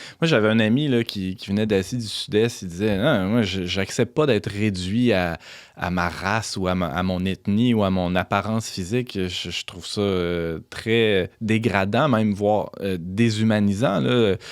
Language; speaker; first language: French; native; French